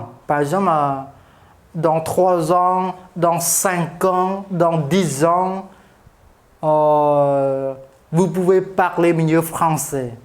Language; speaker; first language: French; non-native, fluent; Khmer